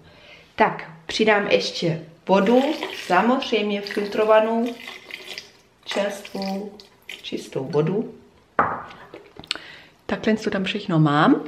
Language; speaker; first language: Czech; non-native, fluent; German